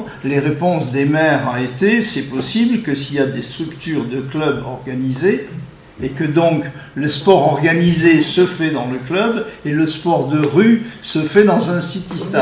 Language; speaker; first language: French; native; French